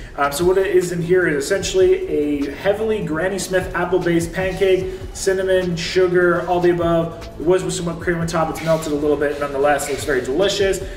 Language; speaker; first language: English; native; English